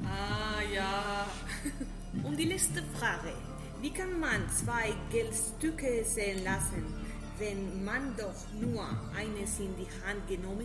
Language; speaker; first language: German; non-native, learner; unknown